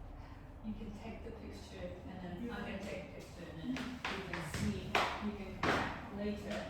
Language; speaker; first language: English; non-native, fluent; Japanese